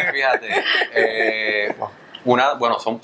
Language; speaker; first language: Spanish; native; Spanish